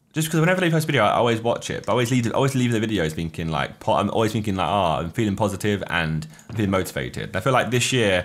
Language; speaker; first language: English; native; English